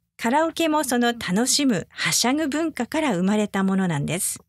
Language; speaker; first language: Japanese; native; Japanese